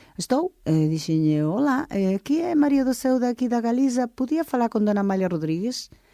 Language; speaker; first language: Galician; early bilingual, other home language; Portuguese